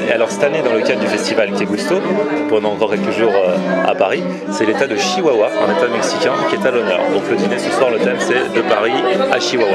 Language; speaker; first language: French; native; French